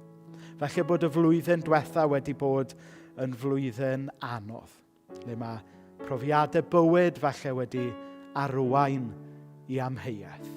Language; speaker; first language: Welsh; native; Welsh